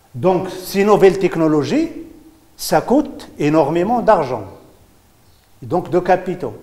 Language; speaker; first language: French; non-native, local second language; Arabic